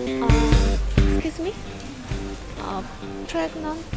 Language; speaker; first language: English; non-native, learner; Korean